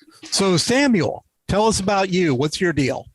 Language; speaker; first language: English; native; English